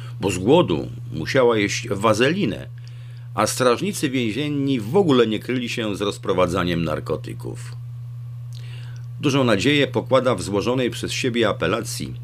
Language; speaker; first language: Polish; native; Polish